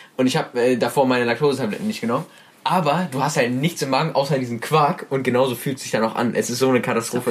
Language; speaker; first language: German; early bilingual, other home language; Persian